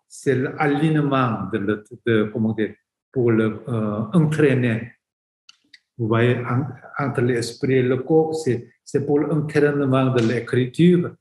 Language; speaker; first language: French; non-native, fluent; Korean